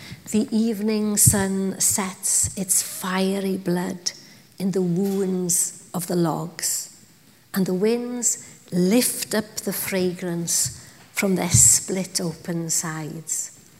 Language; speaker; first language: English; non-native, local second language; Welsh